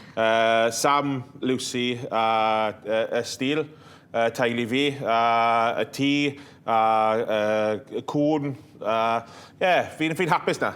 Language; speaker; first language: Welsh; non-native, local second language; English